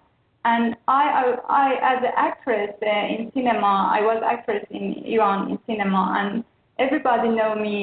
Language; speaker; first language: English; non-native, learner; Persian